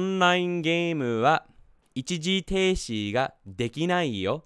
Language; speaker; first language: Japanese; non-native, fluent; English